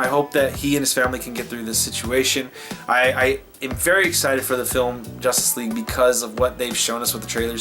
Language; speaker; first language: English; native; English